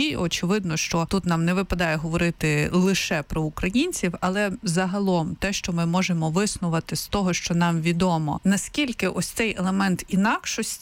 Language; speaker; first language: Ukrainian; native; Ukrainian